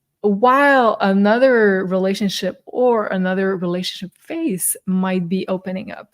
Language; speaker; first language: English; non-native, fluent; French